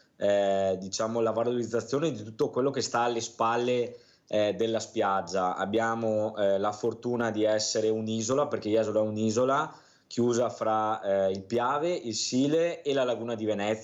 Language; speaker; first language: Italian; native; Italian